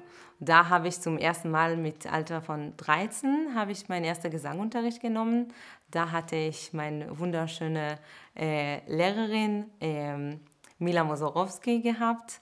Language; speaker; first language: German; non-native, fluent; Hebrew